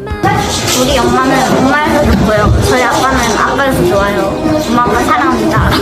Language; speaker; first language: Korean; early bilingual, heritage; Korean